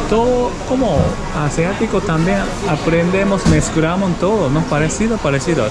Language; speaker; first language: Spanish; non-native, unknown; Japanese